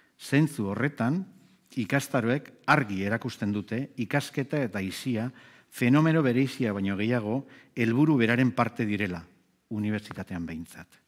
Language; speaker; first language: Basque; native; Basque